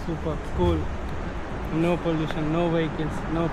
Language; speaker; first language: English; non-native, local second language; Telugu